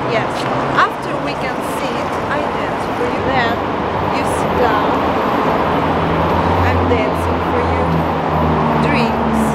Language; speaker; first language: English; non-native, learner; Russian